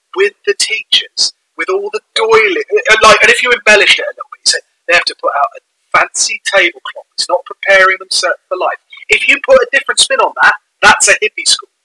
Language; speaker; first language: English; native; English